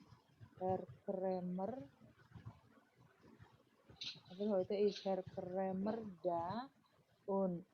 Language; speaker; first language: German; non-native, learner; Indonesian